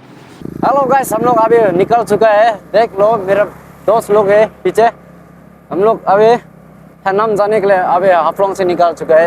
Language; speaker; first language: Hindi; non-native, local second language; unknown